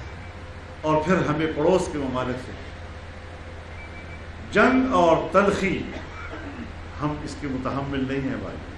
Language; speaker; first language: Urdu; non-native, local second language; Pashto